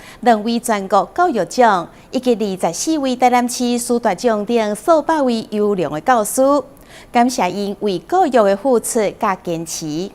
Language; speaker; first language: Chinese; native; Chinese